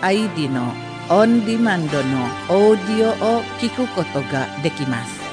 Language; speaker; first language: Japanese; non-native, fluent; Indonesian